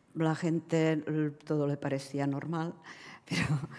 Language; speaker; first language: Spanish; non-native, fluent; Czech